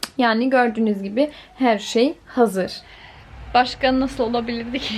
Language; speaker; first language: Turkish; early bilingual, heritage; Turkish